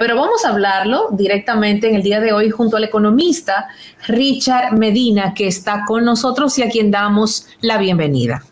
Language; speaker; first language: Spanish; native; Spanish